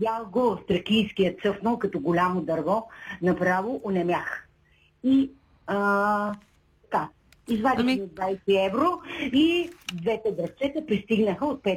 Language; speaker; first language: Bulgarian; native; Bulgarian